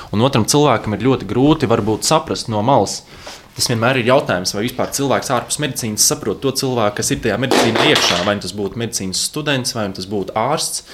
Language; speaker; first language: Latvian; non-native, local second language; Russian